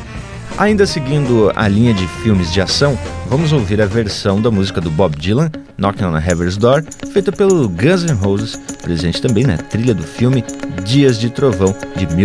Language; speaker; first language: Portuguese; native; Portuguese